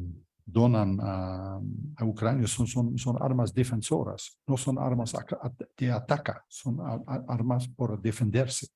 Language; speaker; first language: Spanish; non-native, fluent; Dutch